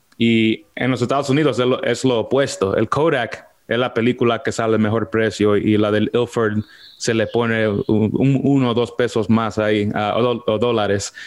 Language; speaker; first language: Spanish; early bilingual, heritage; Spanish